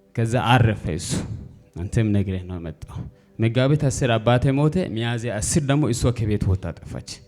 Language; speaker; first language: Amharic; native; Amharic